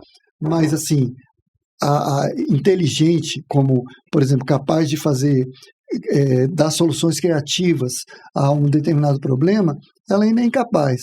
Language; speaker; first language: Portuguese; native; Portuguese